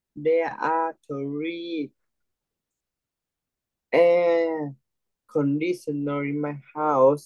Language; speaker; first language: English; non-native, learner; Vietnamese